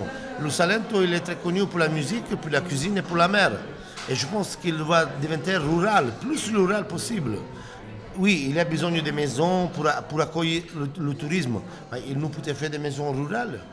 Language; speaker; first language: French; non-native, learner; Italian